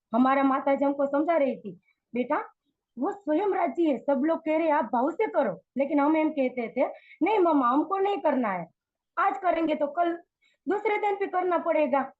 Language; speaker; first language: Hindi; non-native, local second language; Gujarati